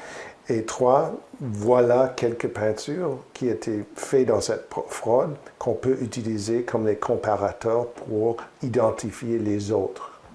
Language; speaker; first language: French; non-native, learner; English